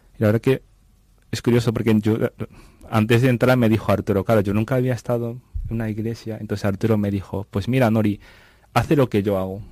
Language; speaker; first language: Spanish; non-native, fluent; Japanese